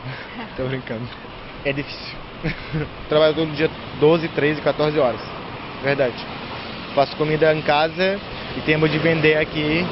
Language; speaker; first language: Portuguese; non-native, fluent; Arabic